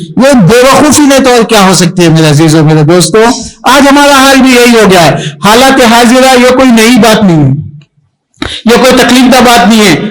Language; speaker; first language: Urdu; native; Urdu